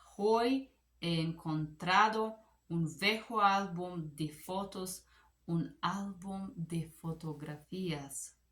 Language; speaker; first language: Spanish; non-native, learner; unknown